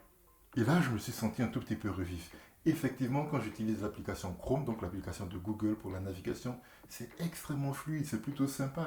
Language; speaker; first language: French; native; French